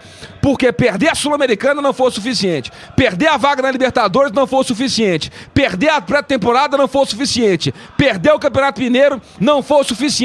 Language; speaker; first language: Portuguese; native; Portuguese